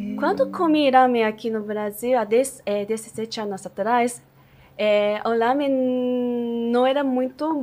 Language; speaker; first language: Portuguese; non-native, fluent; Japanese